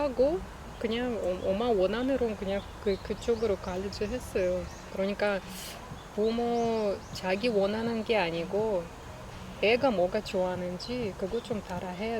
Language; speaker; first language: Korean; non-native, learner; Russian